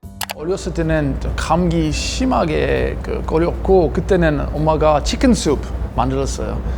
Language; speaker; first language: Korean; non-native, learner; English